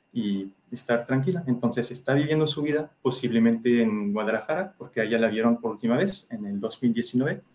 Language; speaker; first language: Spanish; non-native, fluent; French